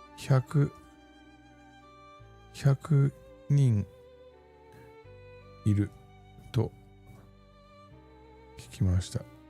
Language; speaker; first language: Japanese; non-native, learner; English